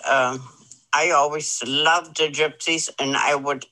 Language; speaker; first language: English; non-native, fluent; German